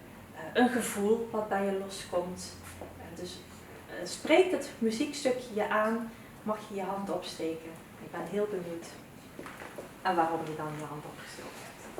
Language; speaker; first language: Dutch; early bilingual, other home language; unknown